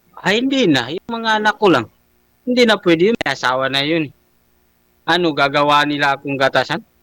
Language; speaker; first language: Filipino; non-native, local second language; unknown